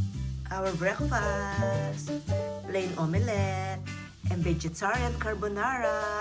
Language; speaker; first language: English; non-native, local second language; Filipino